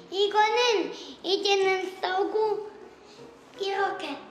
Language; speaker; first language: Korean; early bilingual, other home language; Russian